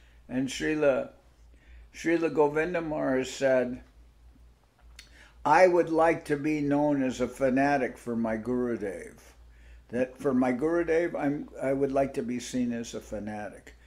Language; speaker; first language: English; native; English